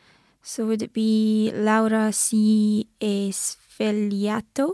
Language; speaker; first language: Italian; non-native, learner; English